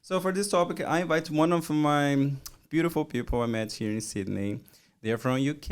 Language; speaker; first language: English; non-native, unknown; Portuguese